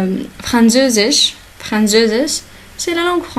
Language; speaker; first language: French; non-native, local second language; Arabic